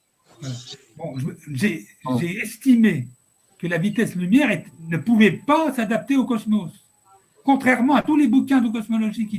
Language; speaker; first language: French; native; French